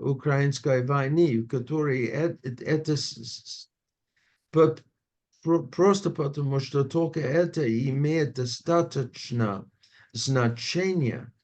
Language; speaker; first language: Russian; non-native, fluent; English